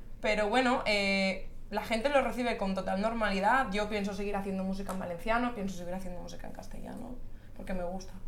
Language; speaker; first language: Spanish; non-native, local second language; Catalan